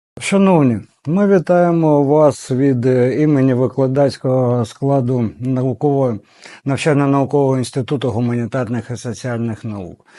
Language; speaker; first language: Ukrainian; native; Ukrainian